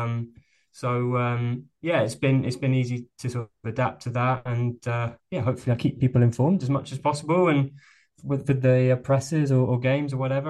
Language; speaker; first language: English; native; English